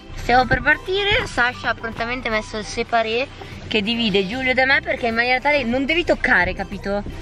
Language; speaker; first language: Italian; native; Italian